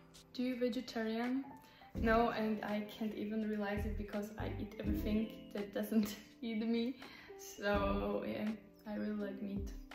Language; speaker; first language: English; non-native, fluent; Slovak